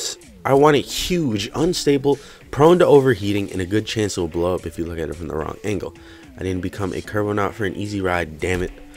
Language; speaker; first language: English; native; English